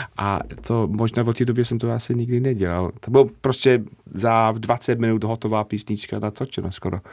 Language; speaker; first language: Czech; non-native, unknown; English